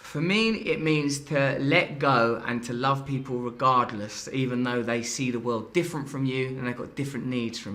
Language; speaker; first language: English; native; English